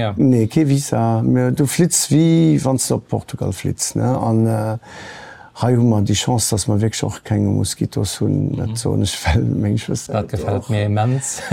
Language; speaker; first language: Luxembourgish; early bilingual, other home language; Portuguese